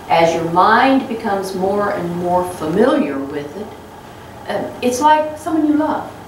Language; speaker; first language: English; native; English